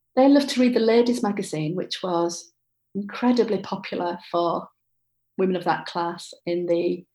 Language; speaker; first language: English; native; English